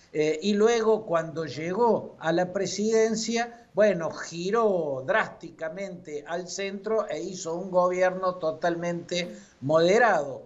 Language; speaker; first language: Spanish; native; Spanish